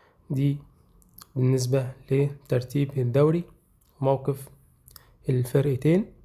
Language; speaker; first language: Arabic; native; Arabic